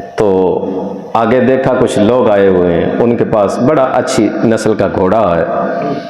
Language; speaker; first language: Urdu; non-native, local second language; Punjabi